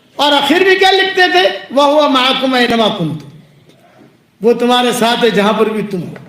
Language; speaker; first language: Urdu; native; Urdu